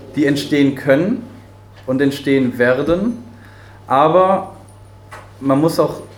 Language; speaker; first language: German; early bilingual, heritage; Spanish